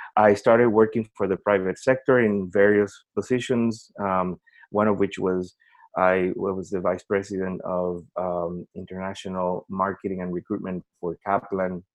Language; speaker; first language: English; non-native, fluent; Spanish